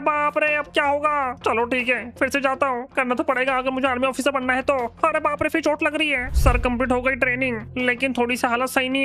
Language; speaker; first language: Hindi; native; Hindi